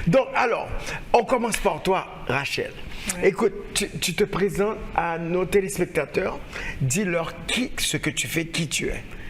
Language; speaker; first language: French; non-native, local second language; Haitian Creole